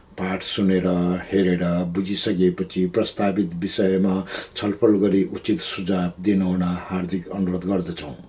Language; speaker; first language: Nepali; non-native, local second language; Gurung